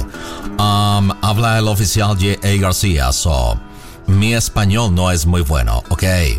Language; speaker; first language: Spanish; native; Spanish